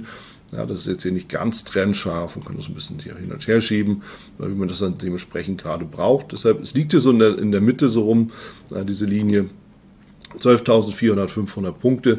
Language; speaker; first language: German; native; German